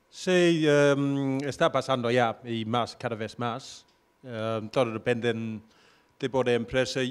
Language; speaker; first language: Spanish; non-native, fluent; English